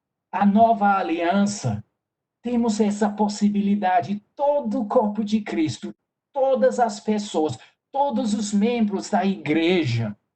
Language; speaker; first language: Portuguese; non-native, fluent; English